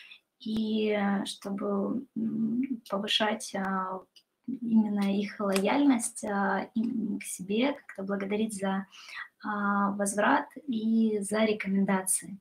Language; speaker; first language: Russian; native; Russian